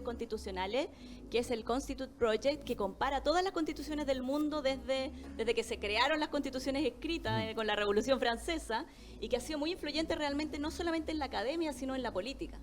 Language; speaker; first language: Spanish; native; Spanish